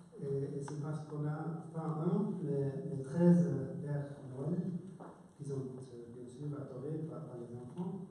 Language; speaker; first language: French; non-native, fluent; Icelandic